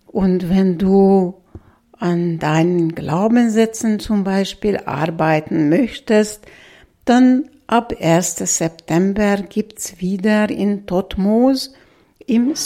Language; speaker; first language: German; non-native, fluent; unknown